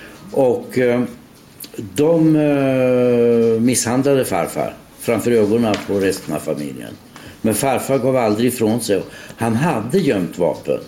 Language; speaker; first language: Swedish; non-native, fluent; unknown